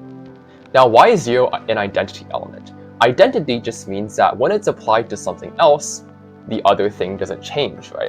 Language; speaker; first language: English; native; English